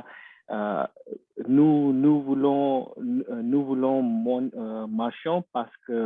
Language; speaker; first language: French; non-native, learner; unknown